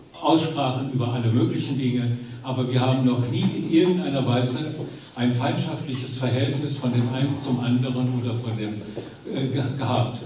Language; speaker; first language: German; native; German